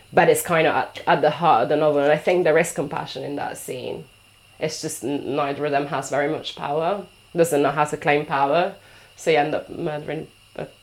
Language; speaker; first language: English; non-native, fluent; Italian